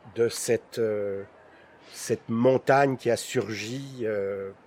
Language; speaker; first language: French; native; French